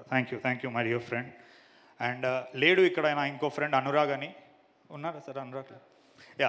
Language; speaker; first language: Telugu; native; Telugu